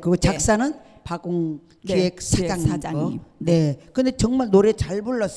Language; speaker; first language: Korean; native; Korean